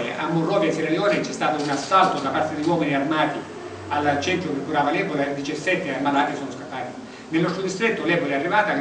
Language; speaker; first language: Italian; native; Italian